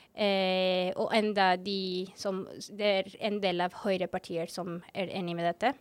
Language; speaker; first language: Norwegian; non-native, fluent; Spanish